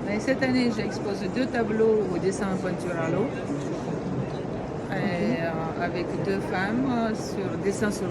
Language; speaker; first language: French; non-native, fluent; Romanian